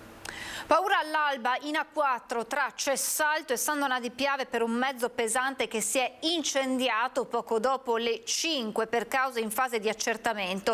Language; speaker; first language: Italian; native; Italian